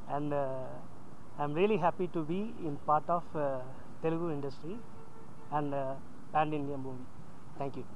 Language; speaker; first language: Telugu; non-native, learner; Tamil